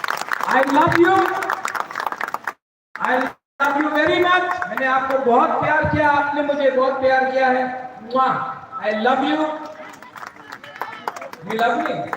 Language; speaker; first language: Hindi; non-native, local second language; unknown